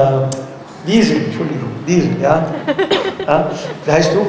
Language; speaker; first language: German; non-native, learner; Arabic